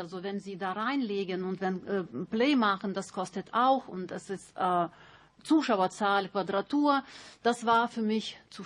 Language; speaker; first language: German; non-native, learner; Lithuanian